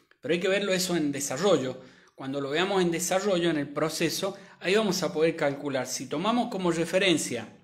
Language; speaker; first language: Spanish; native; Spanish